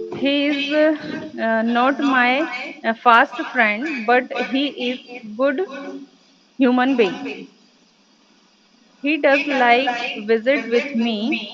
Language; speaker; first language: English; non-native, learner; Hindi